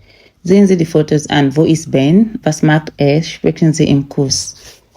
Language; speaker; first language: German; non-native, fluent; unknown